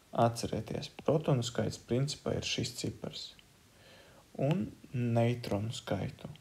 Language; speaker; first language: Latvian; non-native, local second language; Russian